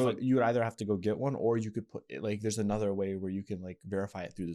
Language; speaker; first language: English; native; English